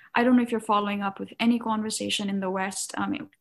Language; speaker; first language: English; non-native, local second language; Nepali